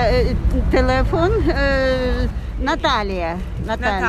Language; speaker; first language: Italian; non-native, learner; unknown